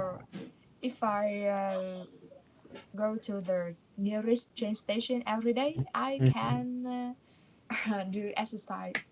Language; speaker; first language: English; non-native, learner; Vietnamese